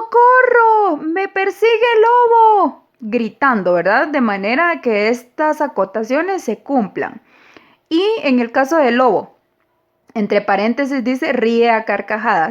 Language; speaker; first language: Spanish; native; Spanish